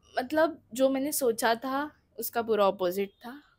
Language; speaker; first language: Hindi; non-native, local second language; Marathi